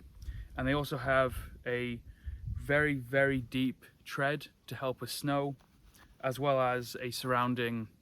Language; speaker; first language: English; native; English